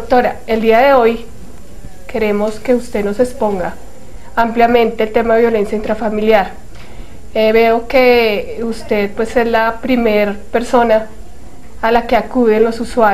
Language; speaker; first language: Spanish; native; Spanish